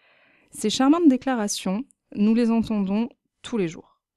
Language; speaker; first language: French; native; French